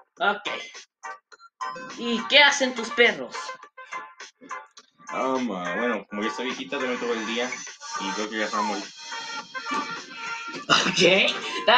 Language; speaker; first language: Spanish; non-native, learner; English